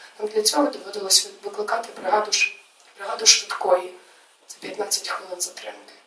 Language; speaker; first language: Ukrainian; native; Ukrainian